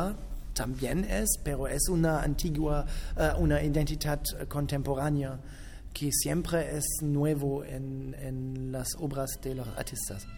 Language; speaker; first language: Spanish; non-native, fluent; German